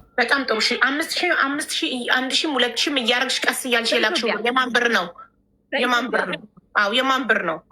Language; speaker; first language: Amharic; native; Amharic